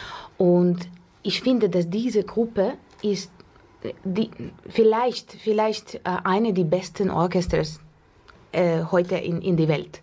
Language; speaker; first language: German; non-native, learner; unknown